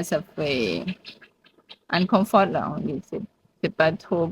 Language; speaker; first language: French; non-native, learner; Thai